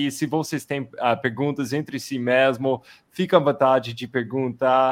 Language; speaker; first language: Portuguese; non-native, fluent; English